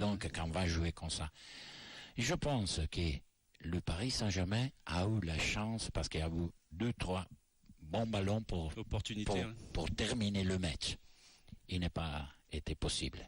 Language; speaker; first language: French; non-native, learner; Italian